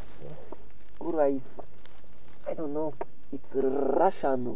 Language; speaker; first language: English; non-native, learner; Slovak